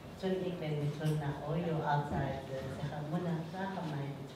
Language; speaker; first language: Dutch; non-native, learner; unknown